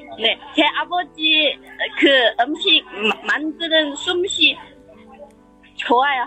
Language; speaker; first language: Korean; non-native, learner; Chinese